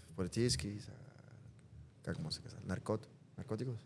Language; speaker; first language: Russian; non-native, learner; Spanish